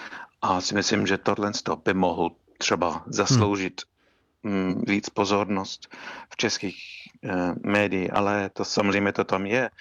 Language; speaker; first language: Czech; non-native, fluent; English